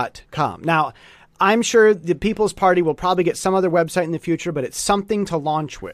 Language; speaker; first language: English; native; English